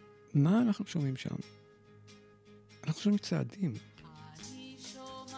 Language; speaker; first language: Hebrew; native; Hebrew